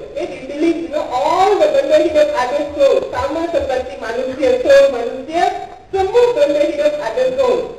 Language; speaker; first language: Malay; non-native, local second language; Tamil